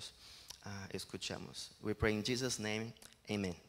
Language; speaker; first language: Spanish; non-native, learner; Portuguese